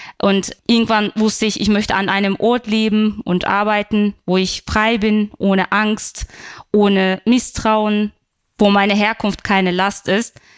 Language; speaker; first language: German; non-native, fluent; Turkish